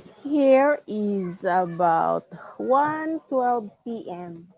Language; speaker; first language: English; non-native, local second language; Filipino